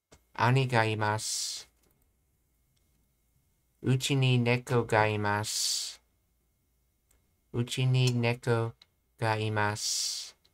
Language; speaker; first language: Japanese; non-native, learner; English